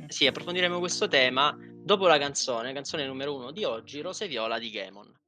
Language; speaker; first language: Italian; native; Italian